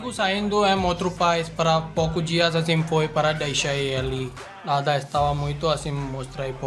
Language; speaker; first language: Portuguese; non-native, learner; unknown